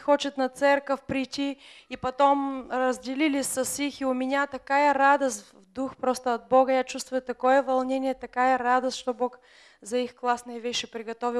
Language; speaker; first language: Russian; non-native, fluent; Bulgarian